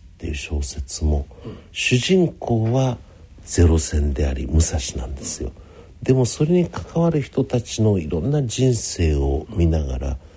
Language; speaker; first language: Japanese; native; Japanese